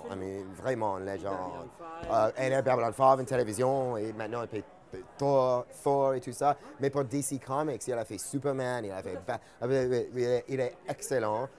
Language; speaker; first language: French; non-native, fluent; English